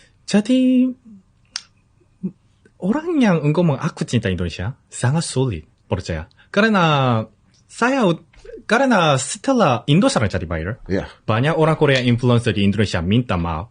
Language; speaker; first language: Indonesian; non-native, fluent; Korean